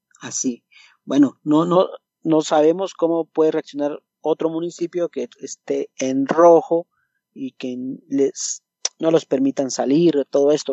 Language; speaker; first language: Spanish; native; Spanish